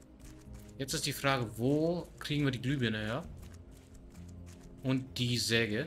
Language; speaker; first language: German; native; German